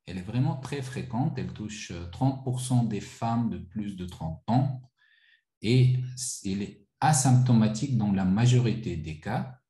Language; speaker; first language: French; non-native, local second language; Arabic